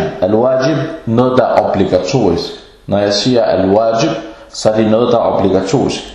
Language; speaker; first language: Danish; early bilingual, other home language; Arabic